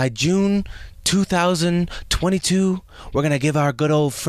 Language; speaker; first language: English; native; English